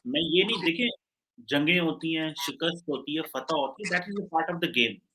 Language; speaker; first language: Urdu; non-native, local second language; Punjabi